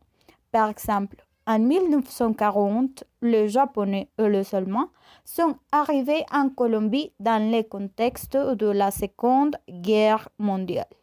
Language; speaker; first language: French; non-native, learner; Spanish